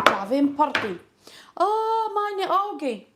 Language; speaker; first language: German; non-native, learner; Kurdish